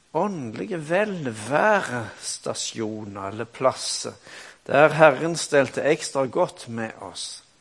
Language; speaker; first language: Norwegian; native; Norwegian